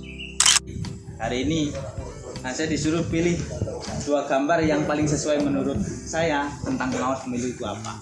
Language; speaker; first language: Indonesian; native; Indonesian